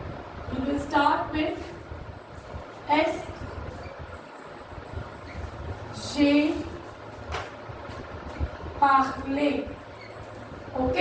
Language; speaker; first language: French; non-native, learner; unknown